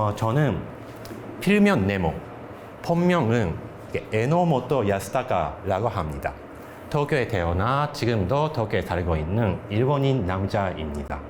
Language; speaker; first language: Korean; non-native, fluent; Japanese